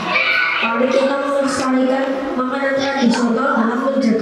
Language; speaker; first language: Indonesian; native; Indonesian